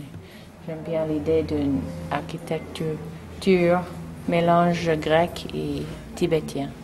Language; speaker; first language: French; non-native, learner; English